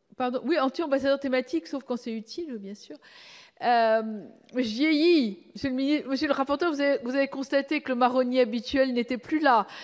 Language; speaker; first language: French; native; French